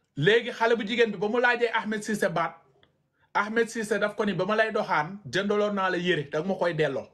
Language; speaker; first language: Wolof; non-native, local second language; Fula